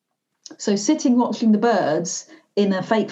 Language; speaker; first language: English; native; English